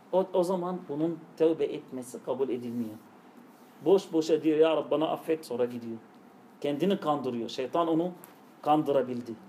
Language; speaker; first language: Turkish; non-native, fluent; Arabic